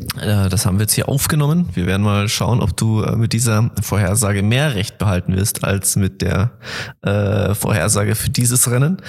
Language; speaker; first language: German; native; German